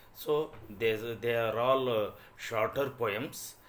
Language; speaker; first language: English; non-native, local second language; Kannada